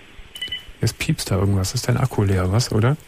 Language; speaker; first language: German; native; German